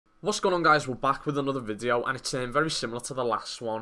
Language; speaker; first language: English; native; English